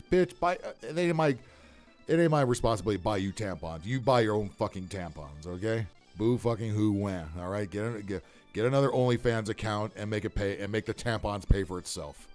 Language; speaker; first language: English; native; English